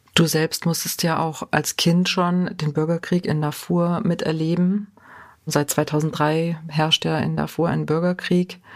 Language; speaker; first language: German; native; German